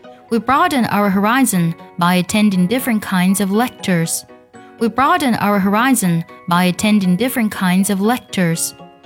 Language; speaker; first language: English; non-native, fluent; Chinese